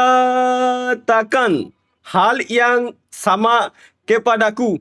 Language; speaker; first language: Indonesian; non-native, learner; Bangla